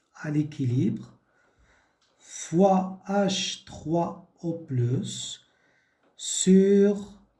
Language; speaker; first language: French; non-native, local second language; Arabic